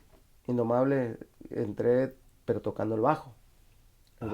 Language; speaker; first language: Spanish; native; Spanish